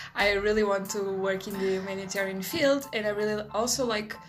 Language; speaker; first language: English; non-native, fluent; Portuguese